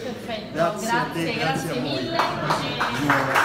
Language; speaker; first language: Italian; native; Italian